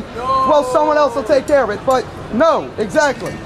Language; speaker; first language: English; native; English